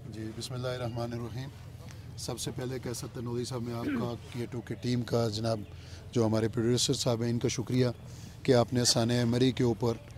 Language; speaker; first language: Urdu; native; Urdu